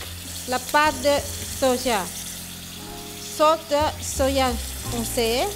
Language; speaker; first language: French; non-native, fluent; Thai